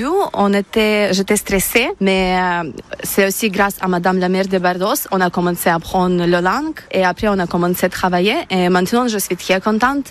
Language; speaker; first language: French; non-native, learner; Ukrainian